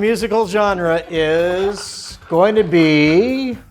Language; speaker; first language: English; native; English